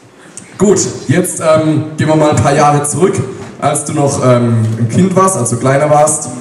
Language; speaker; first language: German; native; German